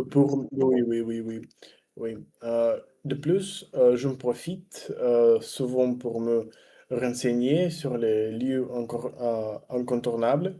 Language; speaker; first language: French; non-native, learner; Russian